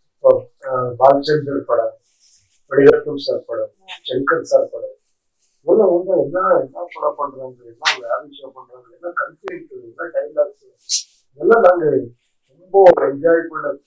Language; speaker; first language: Tamil; non-native, learner; Kannada